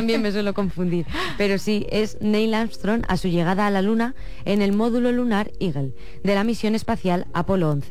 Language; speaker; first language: Spanish; native; Spanish